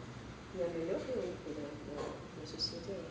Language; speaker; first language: French; non-native, fluent; Spanish